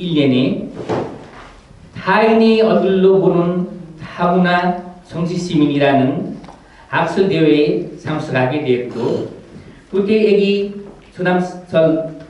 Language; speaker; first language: Korean; non-native, fluent; Nepali